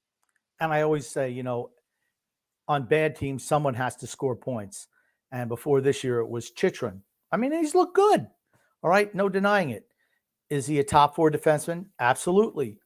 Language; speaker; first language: English; native; English